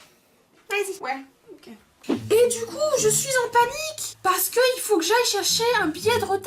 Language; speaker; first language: French; native; French